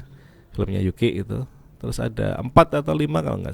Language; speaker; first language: Indonesian; native; Indonesian